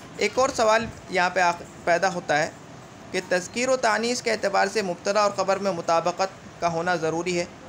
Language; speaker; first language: Urdu; native; Urdu